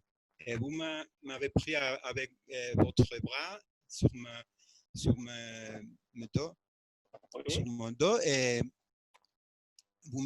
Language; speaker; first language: French; non-native, fluent; Spanish